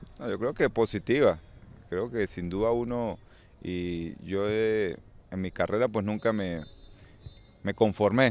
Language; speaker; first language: Spanish; native; Spanish